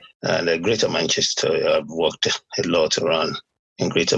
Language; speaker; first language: English; non-native, local second language; Yoruba